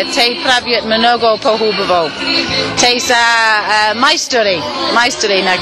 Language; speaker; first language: Bulgarian; non-native, learner; English